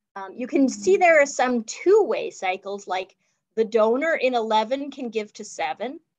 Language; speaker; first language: English; native; English